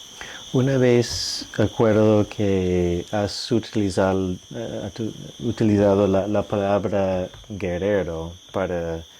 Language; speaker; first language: Spanish; non-native, fluent; English